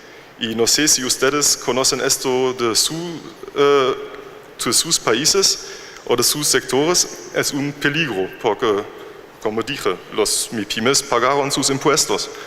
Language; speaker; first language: Spanish; non-native, learner; German